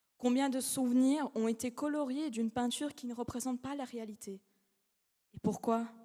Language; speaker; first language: French; non-native, fluent; Russian